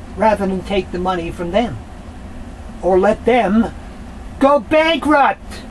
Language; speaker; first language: English; native; English